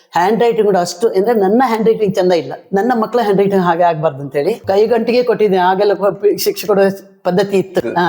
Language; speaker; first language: Kannada; non-native, local second language; Konkani